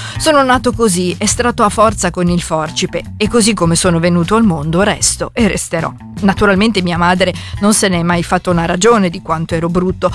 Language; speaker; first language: Italian; native; Italian